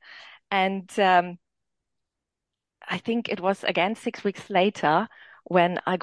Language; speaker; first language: English; non-native, fluent; German